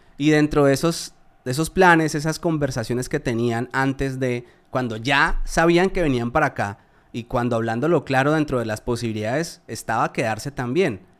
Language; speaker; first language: Spanish; native; Spanish